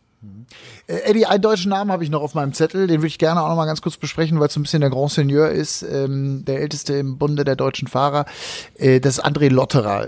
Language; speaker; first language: German; native; German